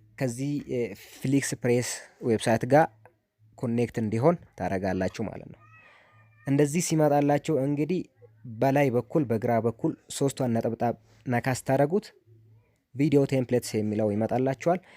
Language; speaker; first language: Amharic; non-native, local second language; Oromo